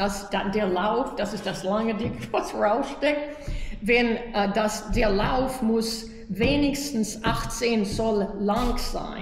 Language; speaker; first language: German; early bilingual, heritage; German